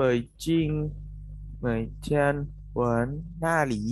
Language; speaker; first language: Chinese; non-native, learner; Thai